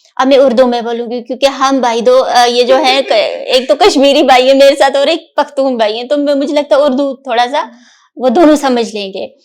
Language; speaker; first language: Urdu; non-native, local second language; Kashmiri